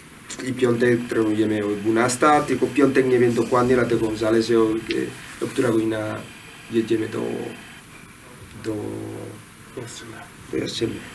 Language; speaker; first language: Polish; non-native, learner; Spanish